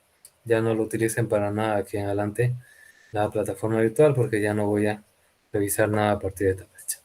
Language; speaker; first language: Spanish; native; Spanish